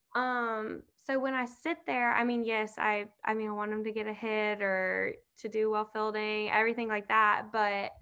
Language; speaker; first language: English; native; English